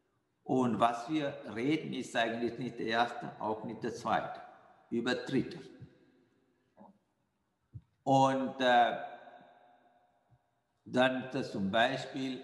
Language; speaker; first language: German; non-native, fluent; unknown